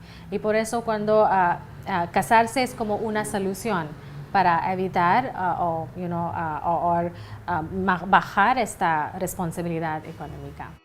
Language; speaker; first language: Spanish; non-native, fluent; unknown